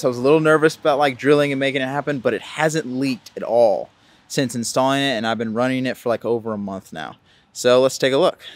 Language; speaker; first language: English; native; English